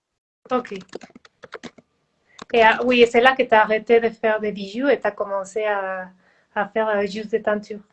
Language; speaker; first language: French; non-native, fluent; Spanish